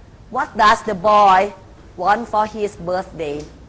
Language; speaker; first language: English; non-native, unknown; Thai